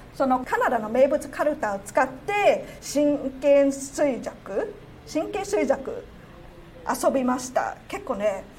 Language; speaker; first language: Japanese; non-native, fluent; Cantonese